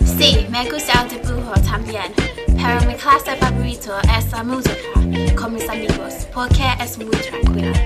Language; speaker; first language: Spanish; non-native, learner; English